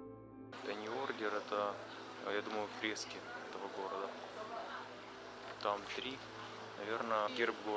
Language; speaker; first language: Russian; native; Russian